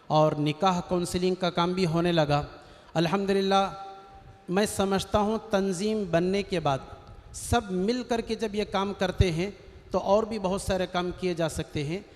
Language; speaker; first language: Urdu; native; Urdu